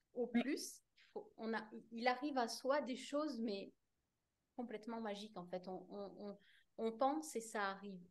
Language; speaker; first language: French; native; French